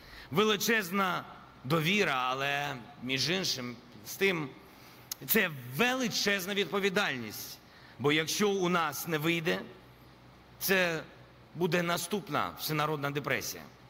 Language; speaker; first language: Ukrainian; non-native, local second language; Russian